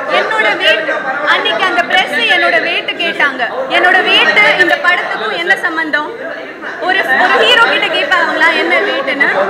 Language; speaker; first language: Tamil; non-native, local second language; Malayalam